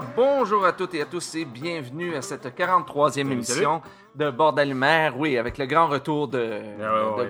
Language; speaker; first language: French; native; French